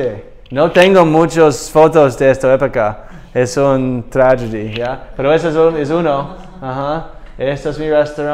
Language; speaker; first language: Spanish; non-native, learner; English